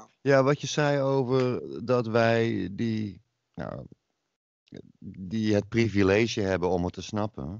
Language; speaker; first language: Dutch; native; Dutch